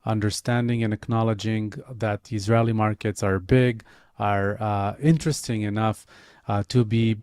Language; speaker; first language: English; non-native, fluent; Hebrew